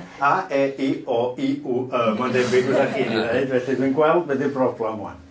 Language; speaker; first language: Welsh; native; Welsh